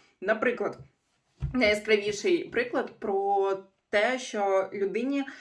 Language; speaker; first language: Ukrainian; non-native, local second language; Russian